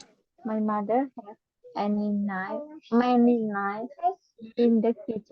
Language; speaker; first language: English; non-native, learner; Indonesian